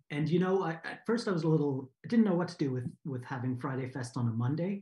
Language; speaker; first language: English; native; English